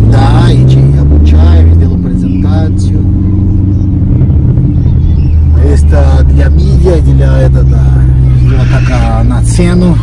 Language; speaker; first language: Russian; non-native, fluent; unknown